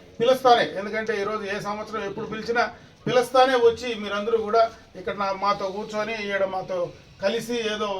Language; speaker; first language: Telugu; native; Telugu